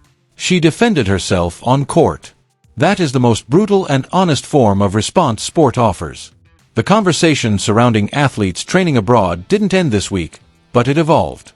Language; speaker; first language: English; native; English